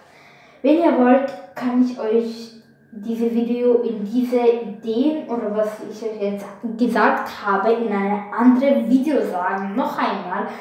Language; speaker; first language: German; non-native, learner; Bulgarian